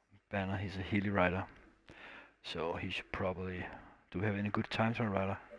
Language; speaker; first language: English; non-native, fluent; Danish